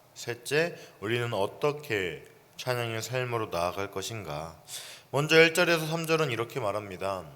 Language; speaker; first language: Korean; native; Korean